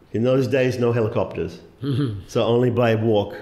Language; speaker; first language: English; native; English